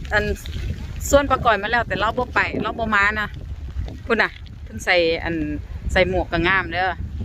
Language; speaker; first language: Thai; native; Thai